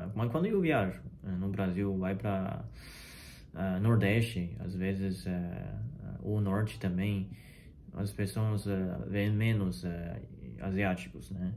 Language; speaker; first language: Portuguese; non-native, fluent; Chinese